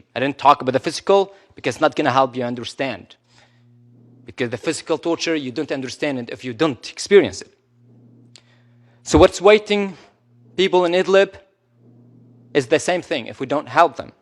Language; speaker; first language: English; non-native, local second language; Arabic